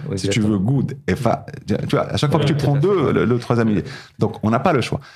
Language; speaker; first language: French; non-native, local second language; Arabic